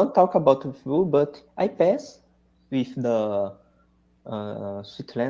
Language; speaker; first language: English; non-native, learner; Portuguese